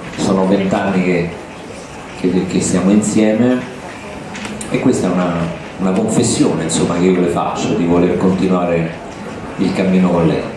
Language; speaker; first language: Italian; native; Italian